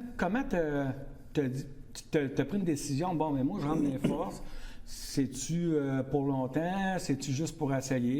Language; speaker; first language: French; native; French